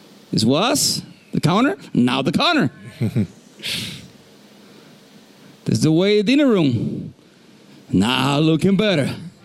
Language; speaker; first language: English; non-native, local second language; Spanish